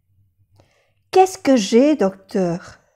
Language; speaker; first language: French; non-native, fluent; Spanish